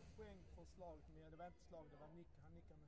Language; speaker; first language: Swedish; non-native, fluent; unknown